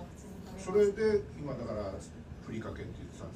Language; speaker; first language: Japanese; native; Japanese